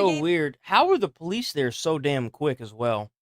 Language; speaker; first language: English; native; English